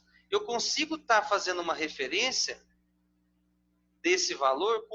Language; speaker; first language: Portuguese; native; Portuguese